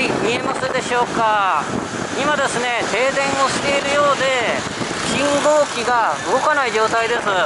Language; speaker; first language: Japanese; native; Japanese